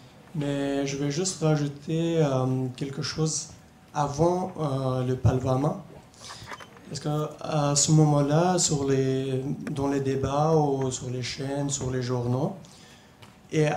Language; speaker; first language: French; non-native, fluent; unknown